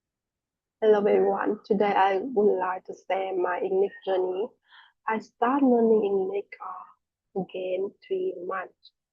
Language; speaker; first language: English; non-native, learner; Vietnamese